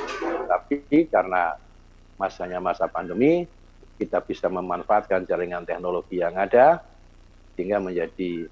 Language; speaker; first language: Indonesian; native; Indonesian